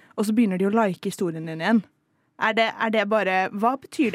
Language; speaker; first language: Norwegian; native; Norwegian